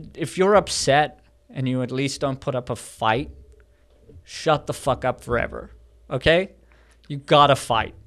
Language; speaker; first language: English; native; English